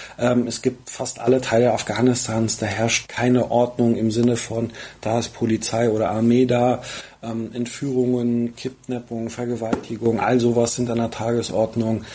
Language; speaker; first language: German; early bilingual, other home language; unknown